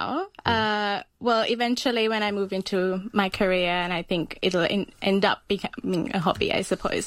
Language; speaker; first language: English; non-native, local second language; Sinhala